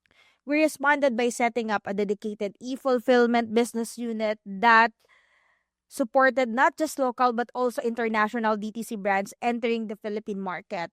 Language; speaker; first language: English; non-native, local second language; Filipino